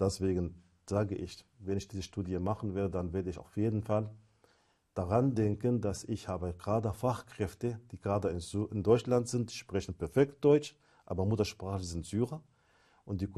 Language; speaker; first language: German; non-native, fluent; Arabic